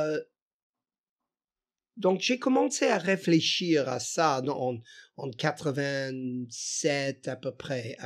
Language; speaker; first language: French; non-native, fluent; English